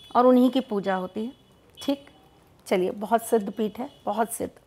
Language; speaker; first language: Hindi; native; Hindi